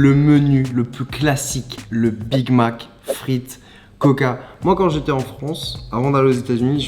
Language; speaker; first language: French; native; French